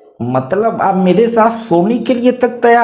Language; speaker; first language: Hindi; native; Hindi